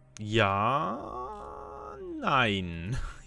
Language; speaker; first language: German; native; German